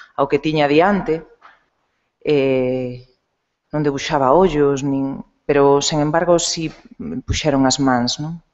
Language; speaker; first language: Galician; non-native, local second language; Spanish